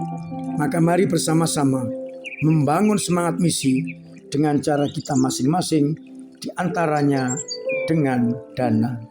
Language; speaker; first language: Indonesian; non-native, local second language; Javanese